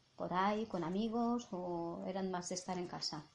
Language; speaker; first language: Spanish; non-native, local second language; Catalan